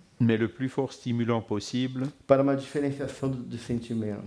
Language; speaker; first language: French; non-native, learner; Portuguese